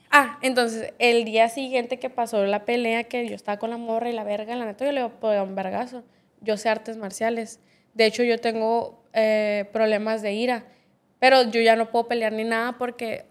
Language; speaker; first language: Spanish; native; Spanish